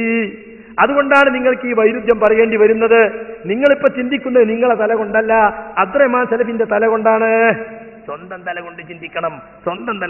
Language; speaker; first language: Malayalam; native; Malayalam